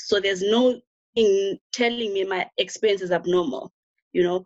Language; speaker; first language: English; non-native, local second language; Xhosa